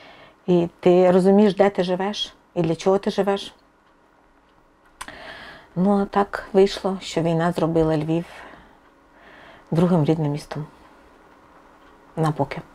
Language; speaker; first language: Ukrainian; non-native, local second language; Russian